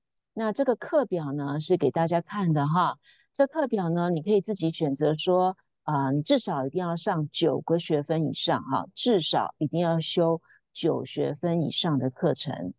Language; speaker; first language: Chinese; native; Chinese